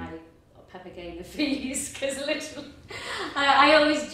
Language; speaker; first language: English; native; English